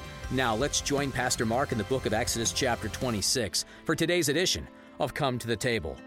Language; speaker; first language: English; native; English